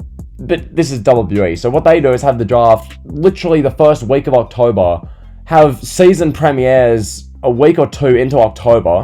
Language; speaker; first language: English; native; English